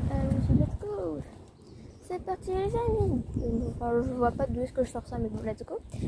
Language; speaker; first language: French; native; French